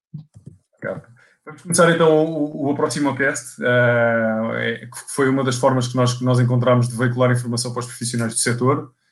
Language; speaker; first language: Portuguese; native; Portuguese